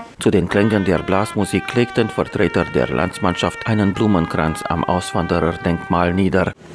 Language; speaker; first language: German; native; German